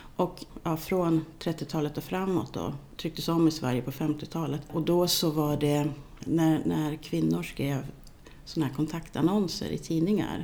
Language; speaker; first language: Swedish; native; Swedish